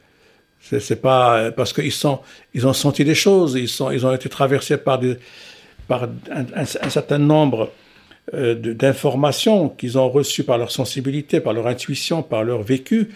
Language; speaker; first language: French; non-native, local second language; Arabic